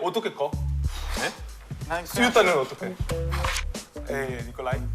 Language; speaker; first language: Korean; non-native, fluent; Italian